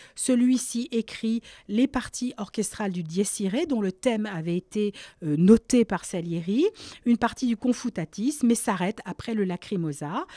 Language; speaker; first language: French; native; French